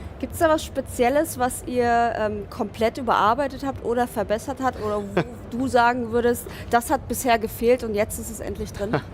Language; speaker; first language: German; native; German